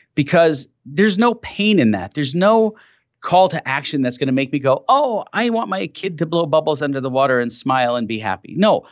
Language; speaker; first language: English; native; English